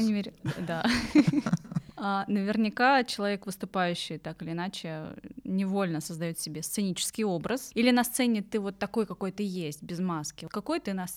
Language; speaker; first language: Russian; native; Russian